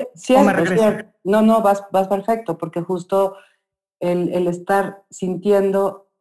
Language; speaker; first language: Spanish; native; Spanish